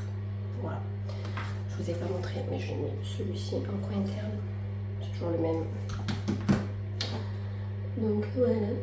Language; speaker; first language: French; native; French